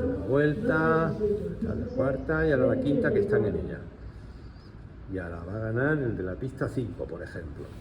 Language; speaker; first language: Spanish; native; Spanish